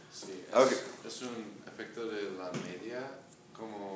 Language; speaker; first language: Spanish; non-native, learner; English